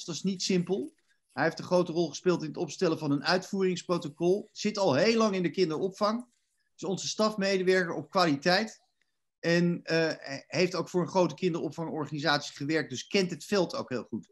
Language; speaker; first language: Dutch; native; Dutch